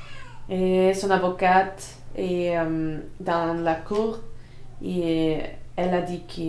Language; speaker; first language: French; non-native, learner; Spanish